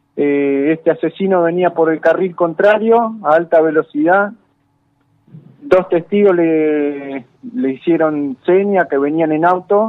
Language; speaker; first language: Spanish; native; Spanish